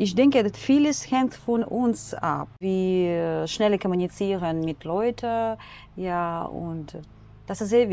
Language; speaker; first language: German; non-native, learner; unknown